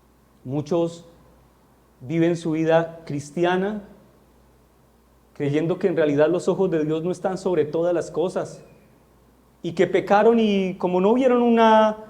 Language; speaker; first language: Spanish; native; Spanish